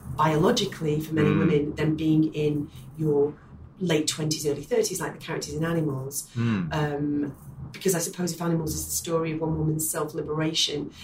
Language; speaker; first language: English; native; English